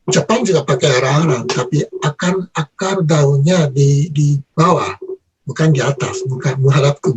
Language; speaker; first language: Indonesian; non-native, learner; Japanese